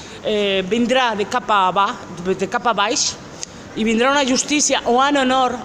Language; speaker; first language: Catalan; non-native, local second language; Spanish